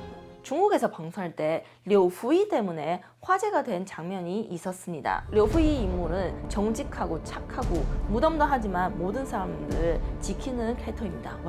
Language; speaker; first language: Korean; non-native, fluent; Chinese